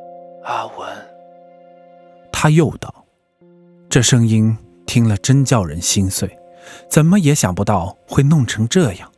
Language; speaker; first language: Chinese; native; Chinese